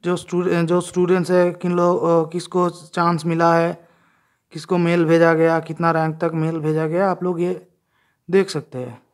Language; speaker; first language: Hindi; non-native, local second language; Bangla